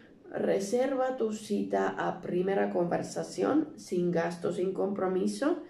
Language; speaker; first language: Spanish; non-native, learner; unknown